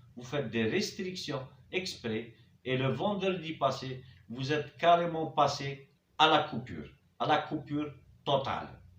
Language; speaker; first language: French; non-native, local second language; Arabic